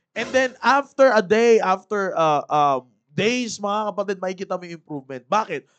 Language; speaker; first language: Filipino; native; Filipino